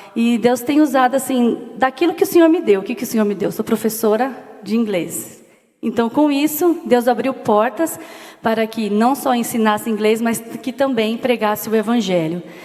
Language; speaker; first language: Portuguese; native; Portuguese